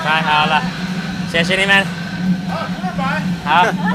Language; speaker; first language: Chinese; non-native, learner; English